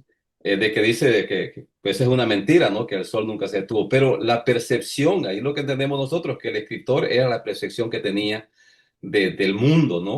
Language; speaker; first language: Spanish; native; Spanish